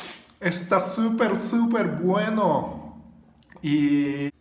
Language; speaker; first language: Spanish; non-native, learner; Japanese